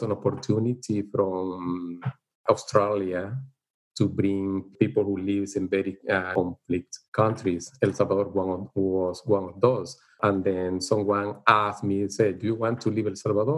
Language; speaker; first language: English; non-native, learner; Spanish